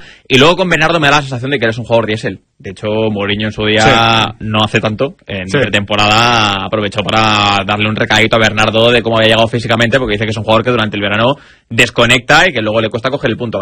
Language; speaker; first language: Spanish; native; Spanish